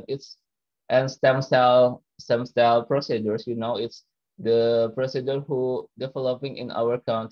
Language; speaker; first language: English; non-native, learner; Indonesian